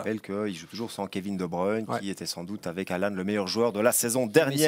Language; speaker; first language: French; native; French